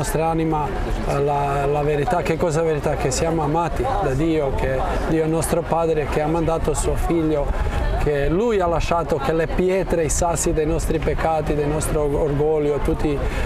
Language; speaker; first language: Italian; non-native, fluent; Croatian